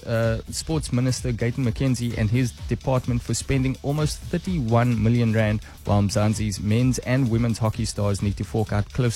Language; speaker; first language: English; native; English